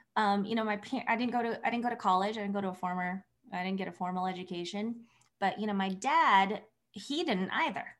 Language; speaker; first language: English; early bilingual, other home language; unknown